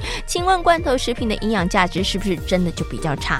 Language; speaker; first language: Chinese; native; Chinese